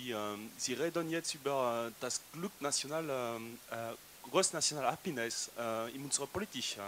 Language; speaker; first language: German; non-native, learner; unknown